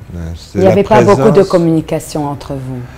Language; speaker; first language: French; non-native, local second language; Arabic